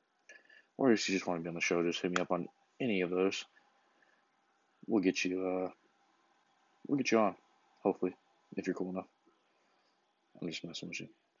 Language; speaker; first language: English; native; English